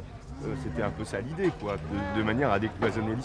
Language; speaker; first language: French; native; French